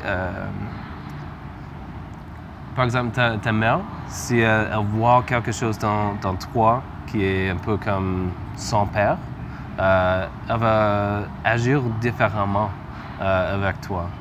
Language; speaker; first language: French; non-native, learner; English